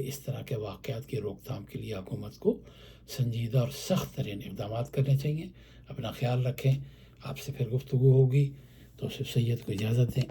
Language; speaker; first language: Urdu; native; Urdu